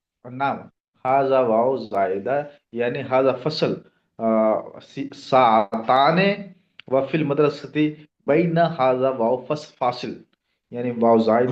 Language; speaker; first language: Arabic; non-native, learner; Urdu